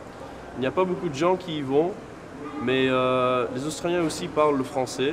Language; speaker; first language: French; non-native, fluent; English